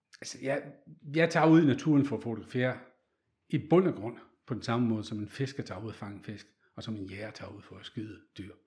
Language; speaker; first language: Danish; non-native, fluent; Dutch